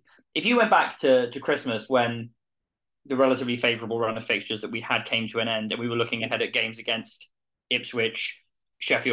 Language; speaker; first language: English; native; English